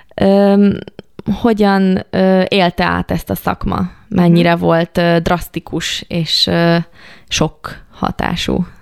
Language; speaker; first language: Hungarian; native; Hungarian